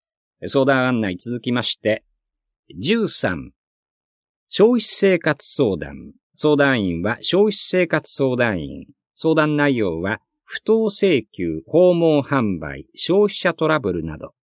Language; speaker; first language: Japanese; native; Japanese